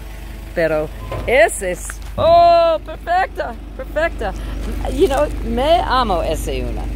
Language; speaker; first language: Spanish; non-native, learner; English